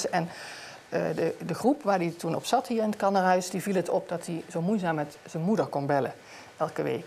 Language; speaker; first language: Dutch; native; Dutch